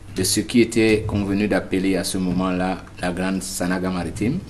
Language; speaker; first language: French; native; French